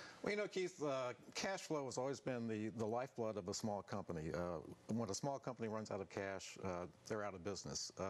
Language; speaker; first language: English; native; English